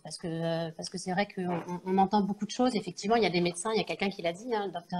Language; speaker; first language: French; native; French